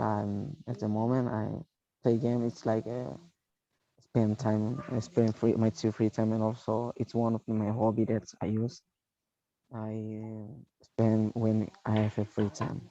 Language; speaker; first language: English; non-native, learner; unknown